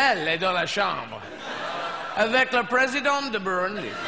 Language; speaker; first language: French; non-native, fluent; English